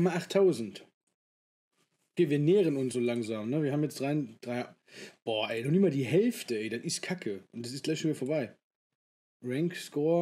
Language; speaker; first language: German; native; German